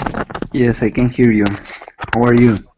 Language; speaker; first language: English; non-native, learner; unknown